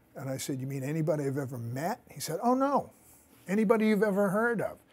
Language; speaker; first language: English; native; English